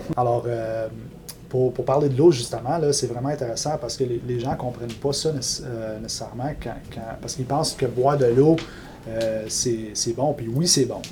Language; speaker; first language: French; non-native, local second language; English